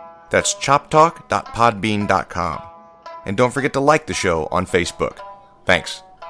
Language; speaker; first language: English; native; English